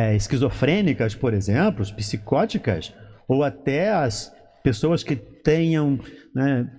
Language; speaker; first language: Portuguese; native; Portuguese